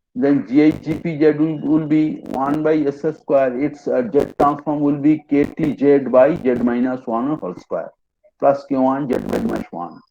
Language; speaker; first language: English; non-native, local second language; Bangla